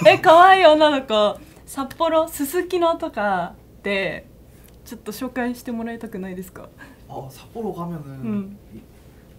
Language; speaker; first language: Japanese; native; Japanese